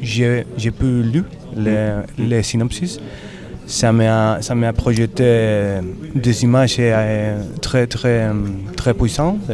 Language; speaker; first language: French; non-native, learner; Spanish